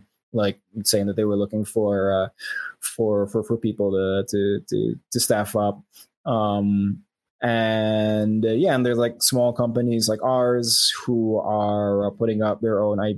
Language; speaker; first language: English; non-native, local second language; Filipino